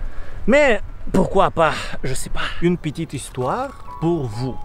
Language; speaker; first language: French; non-native, learner; Russian